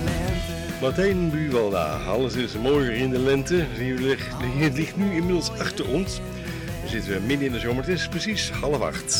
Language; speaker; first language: Dutch; native; Dutch